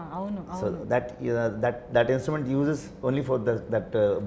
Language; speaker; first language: Telugu; non-native, learner; Kannada